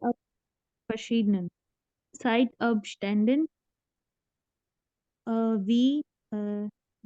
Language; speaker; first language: German; non-native, learner; Urdu